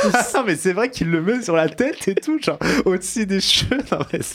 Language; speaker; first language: French; native; French